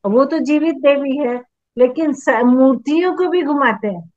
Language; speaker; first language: Hindi; native; Hindi